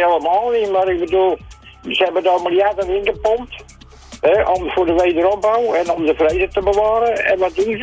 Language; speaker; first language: Dutch; native; Dutch